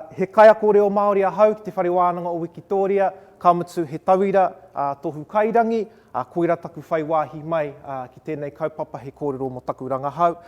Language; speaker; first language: Māori; non-native, local second language; English